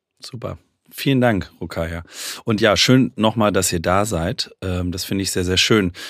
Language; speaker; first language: German; native; German